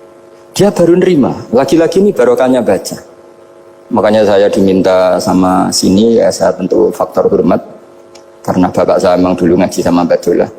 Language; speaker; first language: Indonesian; non-native, local second language; Javanese